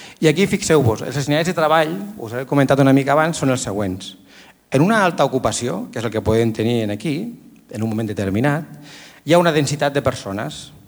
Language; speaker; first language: Catalan; native; Catalan